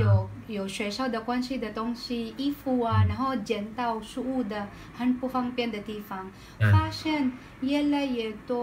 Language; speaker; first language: Chinese; non-native, learner; Filipino